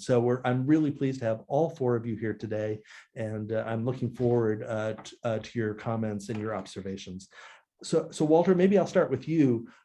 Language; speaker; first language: English; native; English